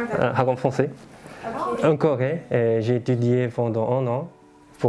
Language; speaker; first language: French; non-native, learner; Korean